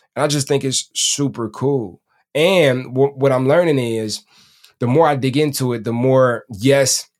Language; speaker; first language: English; native; English